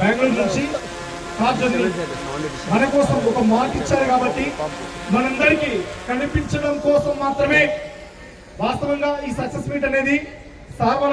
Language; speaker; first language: Telugu; native; Telugu